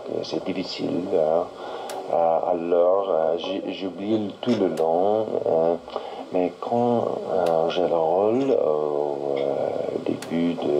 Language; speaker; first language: French; non-native, learner; English